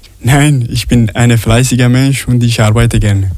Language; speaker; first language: German; non-native, learner; Arabic